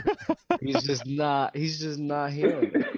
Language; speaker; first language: English; native; English